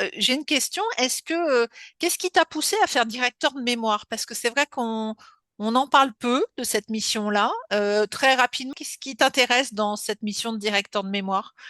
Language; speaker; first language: French; native; French